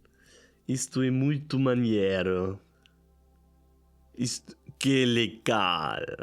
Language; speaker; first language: Portuguese; non-native, learner; German